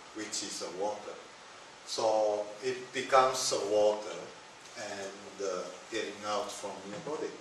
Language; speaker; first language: English; non-native, fluent; Japanese